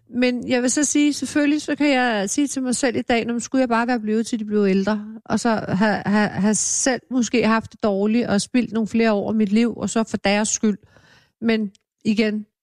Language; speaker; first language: Danish; native; Danish